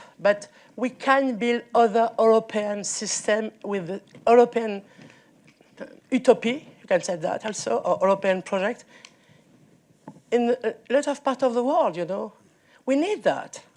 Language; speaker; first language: English; non-native, learner; French